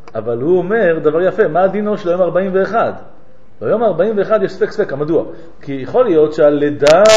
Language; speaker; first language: Hebrew; non-native, fluent; French